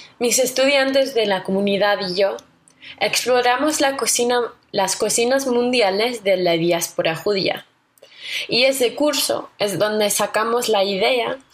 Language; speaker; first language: Spanish; non-native, learner; English